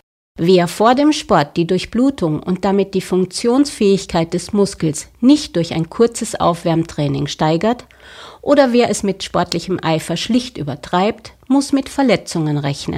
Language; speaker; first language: German; native; German